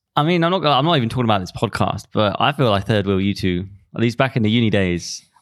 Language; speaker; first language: English; native; English